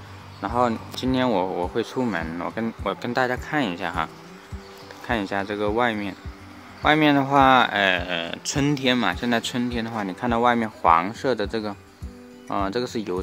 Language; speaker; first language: Chinese; native; Chinese